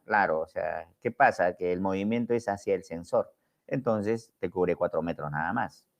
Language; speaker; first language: Spanish; native; Spanish